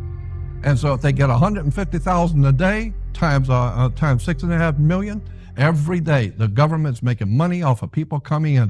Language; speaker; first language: English; native; English